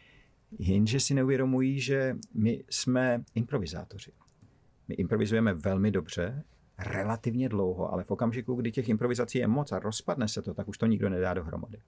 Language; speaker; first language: Czech; native; Czech